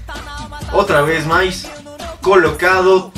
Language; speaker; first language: Portuguese; non-native, learner; Spanish